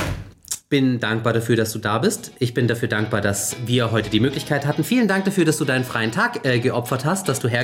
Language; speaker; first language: German; native; German